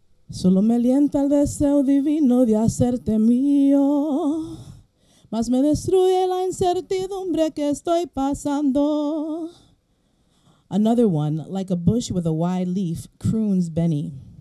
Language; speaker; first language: Spanish; early bilingual, heritage; Spanish